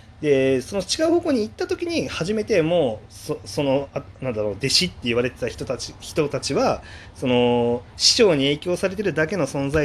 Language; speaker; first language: Japanese; native; Japanese